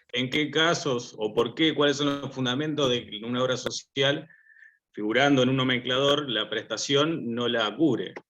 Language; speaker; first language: Spanish; native; Spanish